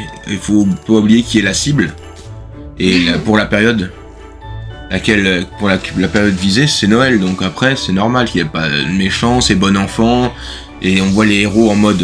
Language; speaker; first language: French; native; French